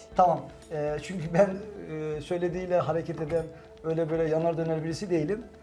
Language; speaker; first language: Turkish; native; Turkish